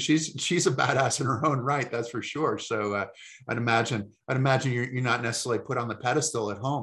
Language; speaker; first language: English; native; English